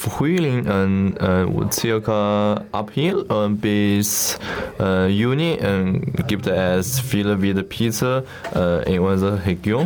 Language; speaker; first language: German; non-native, learner; Chinese